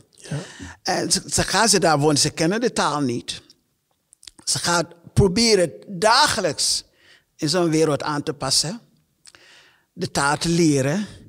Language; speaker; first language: Dutch; non-native, fluent; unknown